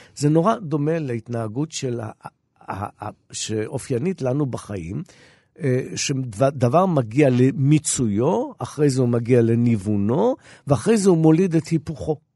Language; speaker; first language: Hebrew; native; Hebrew